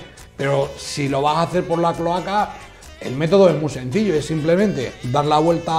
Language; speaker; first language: Spanish; native; Spanish